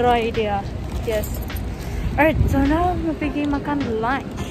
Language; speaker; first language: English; non-native, local second language; Malay